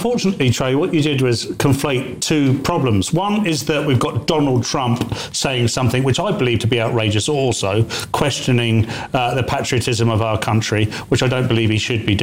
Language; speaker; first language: English; native; English